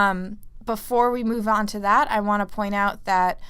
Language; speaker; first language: English; native; English